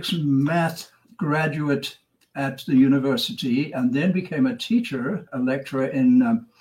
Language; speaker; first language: English; native; English